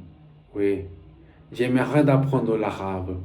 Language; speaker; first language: French; non-native, learner; Spanish